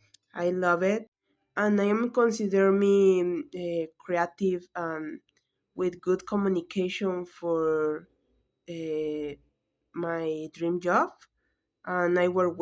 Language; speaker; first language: English; non-native, learner; Spanish